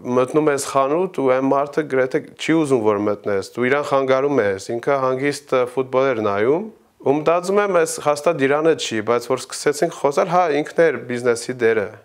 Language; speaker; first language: Armenian; early bilingual, heritage; Armenian